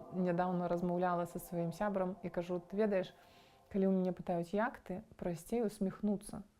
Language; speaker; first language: Belarusian; native; Belarusian